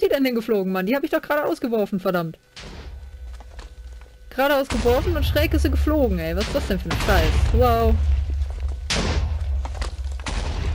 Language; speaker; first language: German; native; German